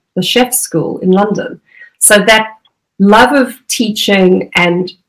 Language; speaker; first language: English; native; English